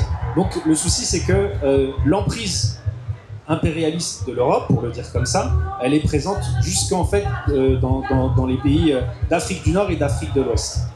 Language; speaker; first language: French; native; French